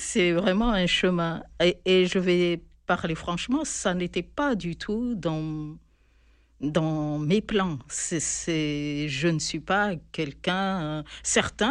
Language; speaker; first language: French; non-native, local second language; Malagasy